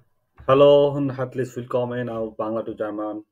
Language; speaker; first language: German; non-native, fluent; Bangla